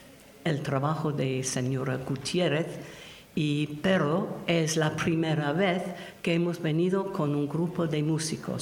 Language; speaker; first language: Spanish; non-native, learner; English